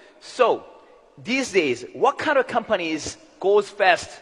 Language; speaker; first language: English; non-native, learner; Korean